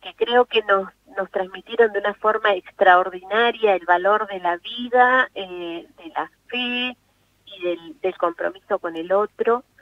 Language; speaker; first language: Spanish; non-native, local second language; Afrikaans